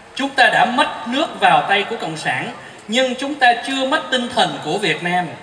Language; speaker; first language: Vietnamese; early bilingual, heritage; Vietnamese